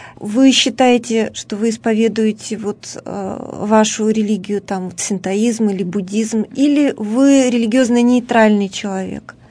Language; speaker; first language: Russian; native; Russian